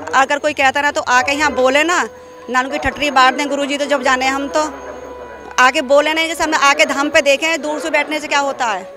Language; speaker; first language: Hindi; native; Hindi